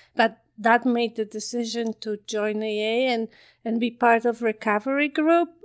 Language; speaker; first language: English; non-native, fluent; Polish